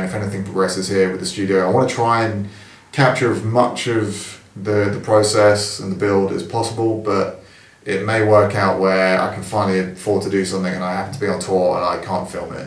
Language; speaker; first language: English; native; English